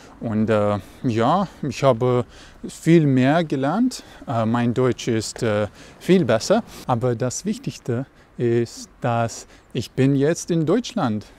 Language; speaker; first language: German; non-native, learner; Russian